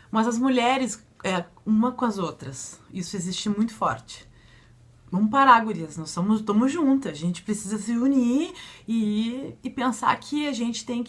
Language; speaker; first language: Portuguese; native; Portuguese